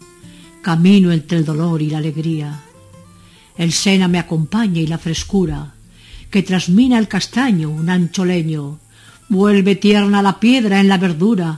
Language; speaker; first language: Spanish; native; Spanish